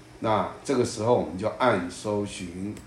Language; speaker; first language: Chinese; native; Chinese